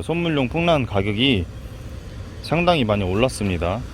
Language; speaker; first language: Korean; native; Korean